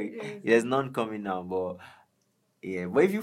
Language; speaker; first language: English; non-native, local second language; Yoruba